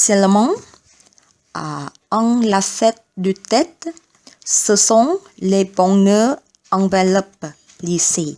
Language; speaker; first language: French; non-native, learner; Vietnamese